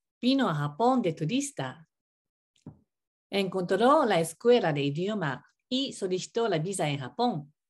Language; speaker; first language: Spanish; non-native, learner; Japanese